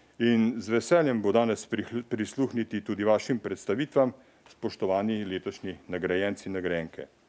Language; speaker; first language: Slovenian; native; Slovenian